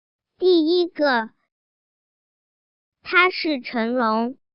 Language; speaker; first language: Chinese; non-native, learner; Swahili